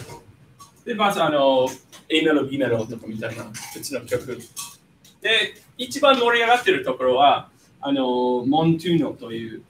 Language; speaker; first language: Japanese; non-native, fluent; English